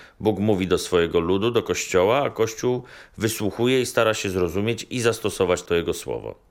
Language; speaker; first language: Polish; native; Polish